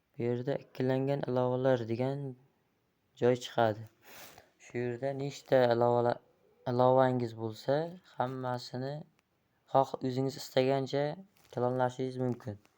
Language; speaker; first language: Uzbek; native; Uzbek